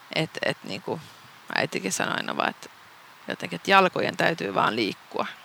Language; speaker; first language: Finnish; non-native, local second language; Swedish